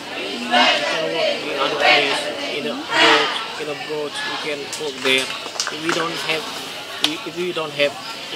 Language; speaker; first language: English; non-native, learner; Indonesian